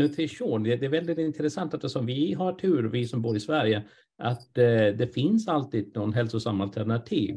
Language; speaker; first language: Swedish; non-native, fluent; English